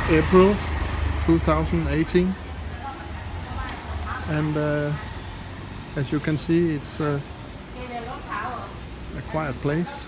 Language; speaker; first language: English; non-native, fluent; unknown